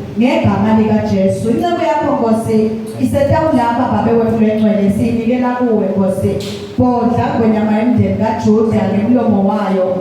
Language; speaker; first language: Zulu; non-native, local second language; Swati